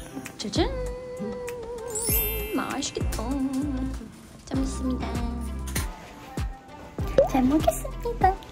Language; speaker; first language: Korean; non-native, fluent; Thai